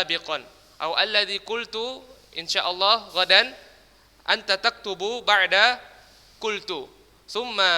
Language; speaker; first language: Arabic; non-native, learner; Indonesian